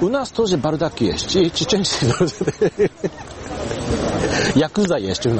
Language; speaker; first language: Russian; non-native, learner; Japanese